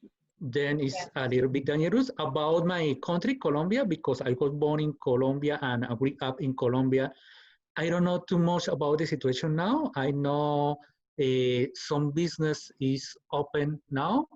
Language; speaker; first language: English; non-native, learner; Spanish